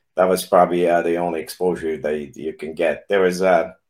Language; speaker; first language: English; non-native, fluent; Czech